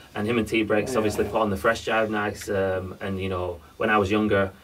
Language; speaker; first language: English; native; English